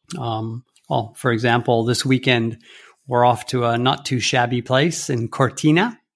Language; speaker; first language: English; early bilingual, heritage; English